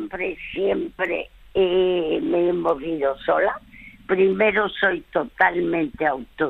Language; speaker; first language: Spanish; early bilingual, other home language; French